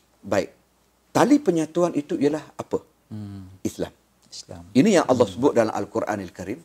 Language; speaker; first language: Malay; native; Malay